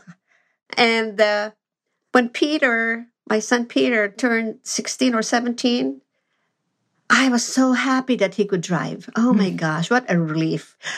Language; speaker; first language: English; non-native, local second language; Filipino